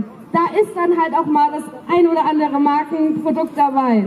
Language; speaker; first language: German; native; German